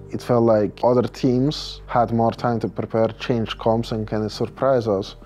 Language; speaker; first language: English; non-native, fluent; Russian